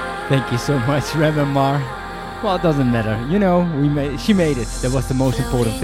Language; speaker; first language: English; non-native, fluent; Dutch